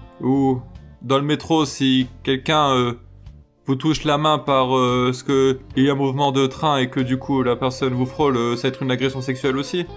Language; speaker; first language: French; native; French